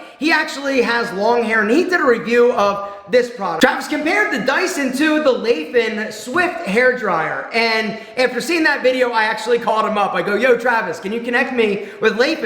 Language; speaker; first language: English; native; English